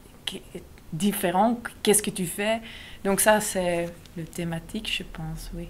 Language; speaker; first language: French; non-native, local second language; Dutch